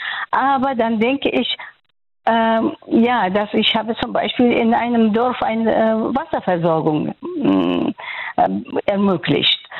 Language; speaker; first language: German; non-native, fluent; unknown